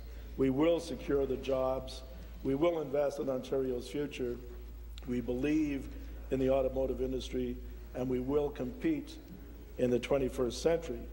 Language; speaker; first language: English; native; English